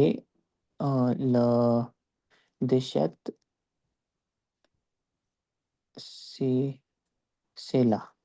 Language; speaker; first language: French; non-native, learner; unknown